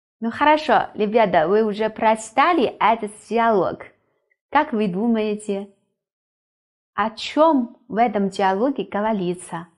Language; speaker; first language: Russian; non-native, fluent; Chinese